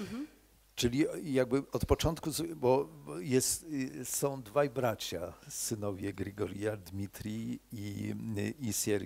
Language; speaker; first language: Polish; native; Polish